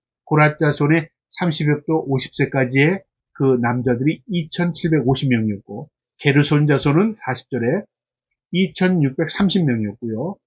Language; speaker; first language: Korean; native; Korean